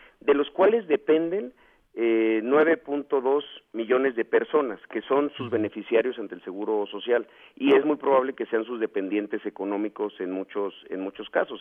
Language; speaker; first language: Spanish; native; Spanish